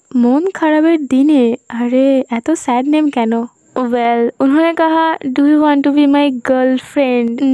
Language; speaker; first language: Hindi; non-native, local second language; Bangla